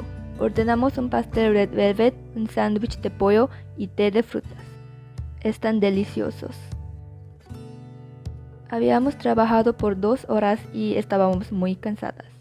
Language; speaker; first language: Spanish; non-native, learner; Korean